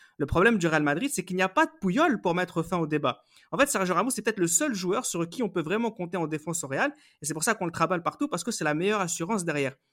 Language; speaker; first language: French; native; French